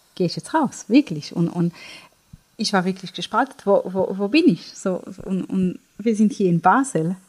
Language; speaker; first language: German; non-native, fluent; Hebrew